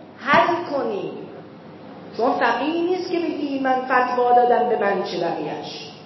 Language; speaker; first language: Persian; native; Persian